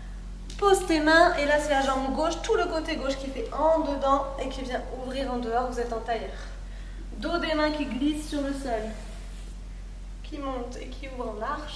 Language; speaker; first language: French; native; French